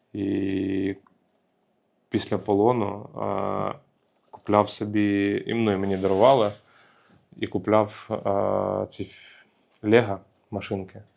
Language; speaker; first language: Ukrainian; native; Ukrainian